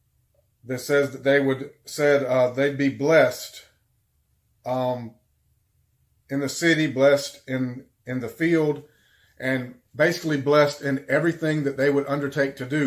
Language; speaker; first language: English; native; English